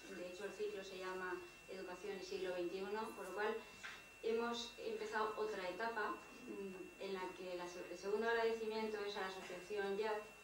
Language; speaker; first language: Spanish; native; Spanish